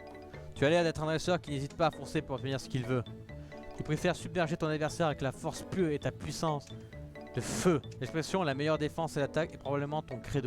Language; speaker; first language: French; native; French